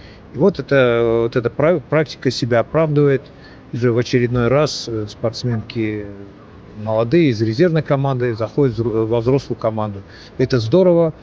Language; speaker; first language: Russian; native; Russian